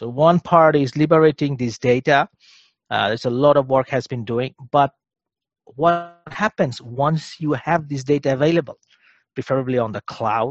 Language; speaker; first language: English; non-native, local second language; Bangla